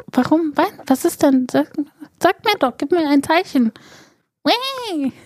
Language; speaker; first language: German; early bilingual, other home language; Polish